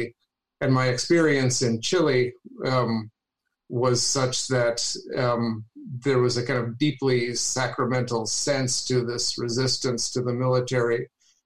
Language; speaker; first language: English; native; English